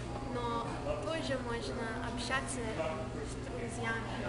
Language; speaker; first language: Russian; non-native, learner; English